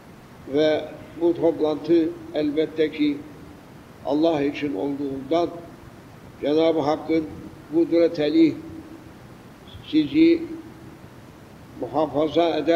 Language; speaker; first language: Turkish; native; Turkish